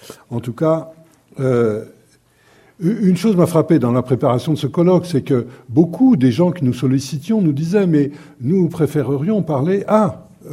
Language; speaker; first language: French; native; French